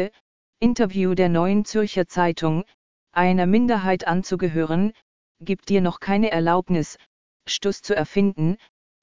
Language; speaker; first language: German; native; German